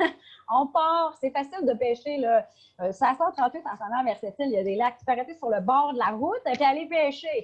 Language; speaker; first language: French; native; French